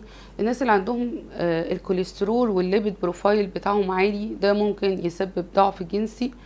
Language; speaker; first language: Arabic; native; Arabic